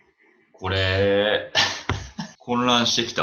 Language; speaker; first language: Japanese; native; Japanese